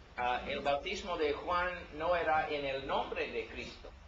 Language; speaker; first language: Spanish; non-native, learner; English